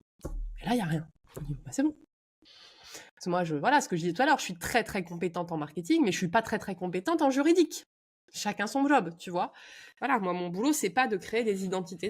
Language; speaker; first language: French; native; French